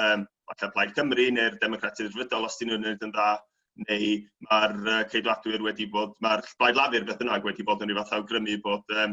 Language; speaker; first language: Welsh; native; Welsh